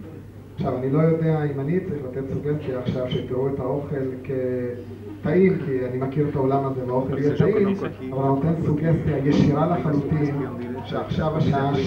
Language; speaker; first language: Hebrew; native; Hebrew